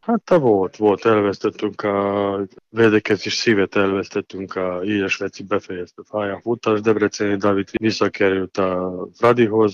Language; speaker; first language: Hungarian; non-native, learner; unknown